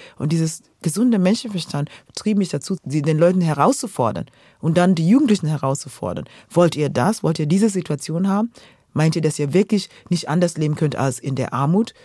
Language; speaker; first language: German; non-native, fluent; Luo (Kenya and Tanzania)